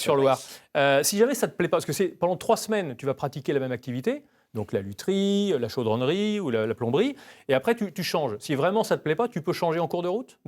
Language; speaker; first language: French; native; French